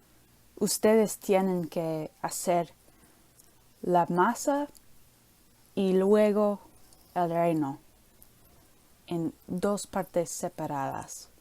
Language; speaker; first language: Spanish; non-native, learner; English